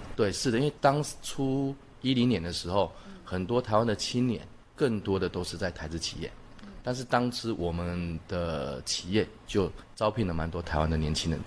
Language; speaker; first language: Chinese; native; Chinese